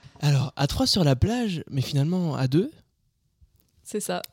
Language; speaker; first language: French; native; French